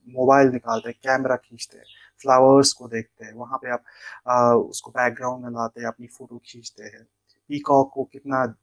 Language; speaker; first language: Hindi; non-native, local second language; Kashmiri